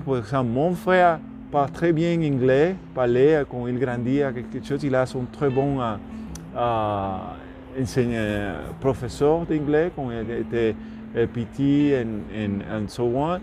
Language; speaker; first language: French; non-native, learner; Spanish